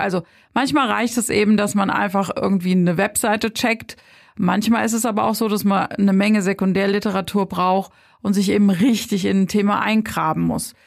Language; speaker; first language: German; native; German